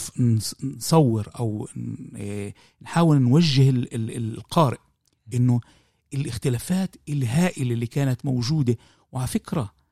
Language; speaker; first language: Arabic; native; Arabic